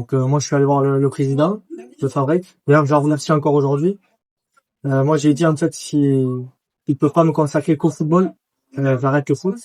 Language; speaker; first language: French; native; French